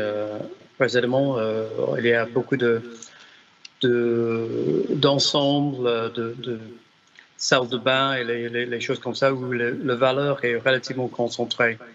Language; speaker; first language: French; non-native, fluent; English